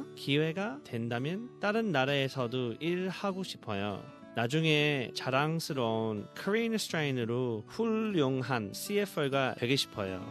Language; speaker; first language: Korean; early bilingual, heritage; Korean